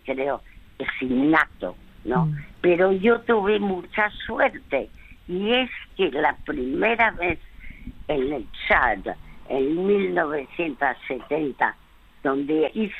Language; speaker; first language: Spanish; early bilingual, other home language; French